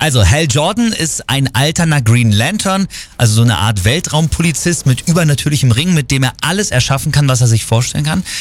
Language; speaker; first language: German; native; German